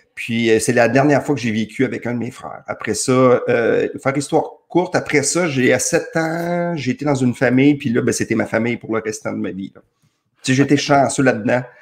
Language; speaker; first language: French; native; French